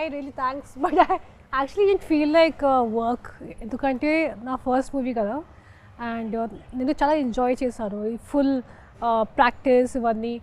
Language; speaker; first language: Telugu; non-native, local second language; Hindi